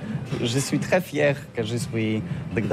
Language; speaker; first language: French; non-native, learner; Polish